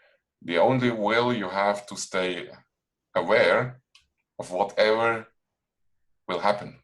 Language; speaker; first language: English; non-native, fluent; German